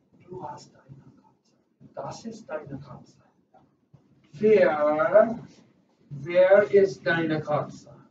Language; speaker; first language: German; non-native, learner; English